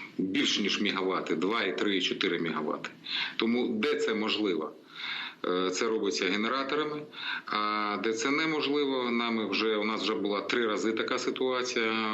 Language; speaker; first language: Ukrainian; native; Ukrainian